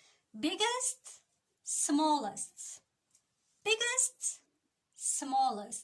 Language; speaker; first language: English; non-native, learner; Turkish